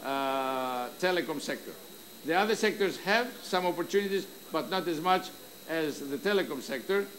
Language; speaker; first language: English; non-native, fluent; Greek